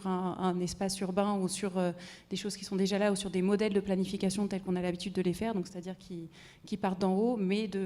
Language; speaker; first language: French; native; French